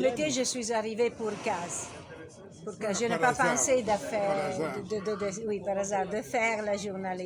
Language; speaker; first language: French; non-native, learner; Italian